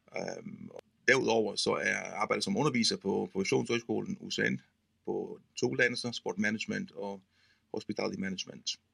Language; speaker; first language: Danish; non-native, fluent; Italian